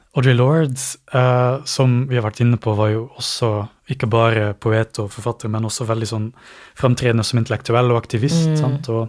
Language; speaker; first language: Norwegian; native; Norwegian